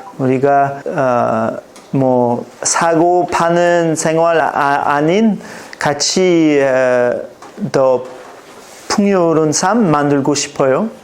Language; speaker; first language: Korean; non-native, fluent; French